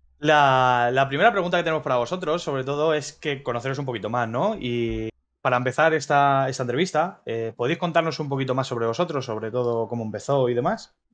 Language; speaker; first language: Spanish; native; Spanish